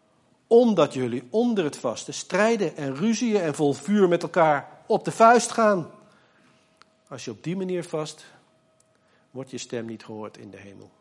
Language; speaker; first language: Dutch; native; Dutch